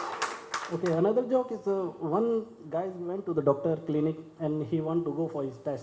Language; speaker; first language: English; non-native, learner; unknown